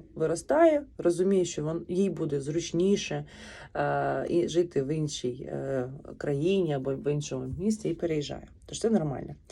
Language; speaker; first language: Ukrainian; native; Ukrainian